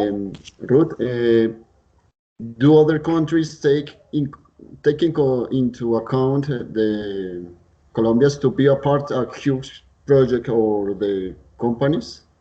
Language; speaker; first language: English; non-native, learner; Spanish